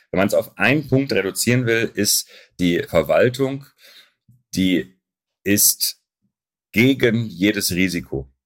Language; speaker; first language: German; early bilingual, other home language; Arabic